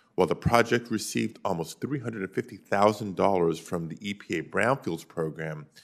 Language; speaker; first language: English; native; English